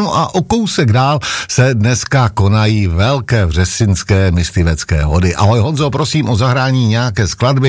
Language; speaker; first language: Czech; native; Czech